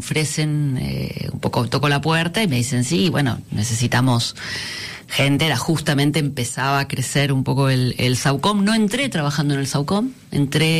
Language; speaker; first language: Spanish; native; Spanish